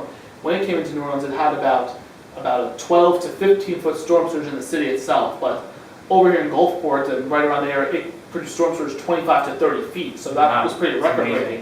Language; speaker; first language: English; native; English